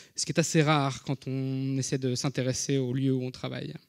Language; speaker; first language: French; native; French